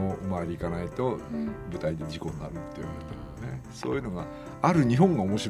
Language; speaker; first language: Japanese; native; Japanese